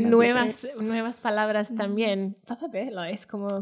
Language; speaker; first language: Spanish; non-native, fluent; Welsh